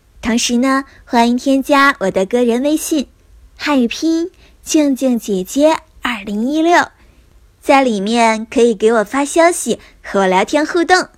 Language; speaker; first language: Chinese; native; Chinese